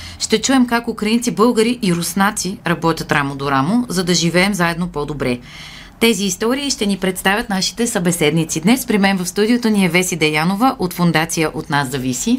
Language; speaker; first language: Bulgarian; native; Bulgarian